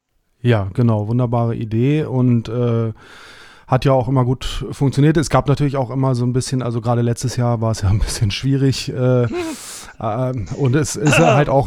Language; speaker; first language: German; native; German